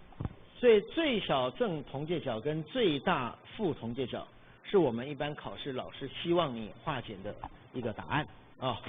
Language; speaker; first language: Chinese; native; Chinese